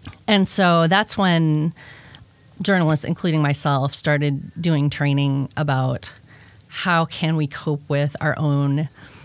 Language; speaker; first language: English; native; English